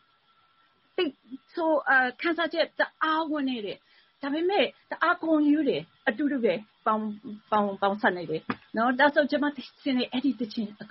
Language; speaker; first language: Burmese; non-native, fluent; English